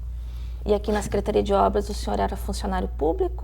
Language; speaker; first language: Portuguese; native; Portuguese